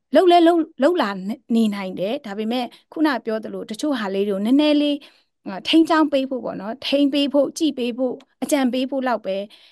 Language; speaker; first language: Burmese; non-native, local second language; Kachin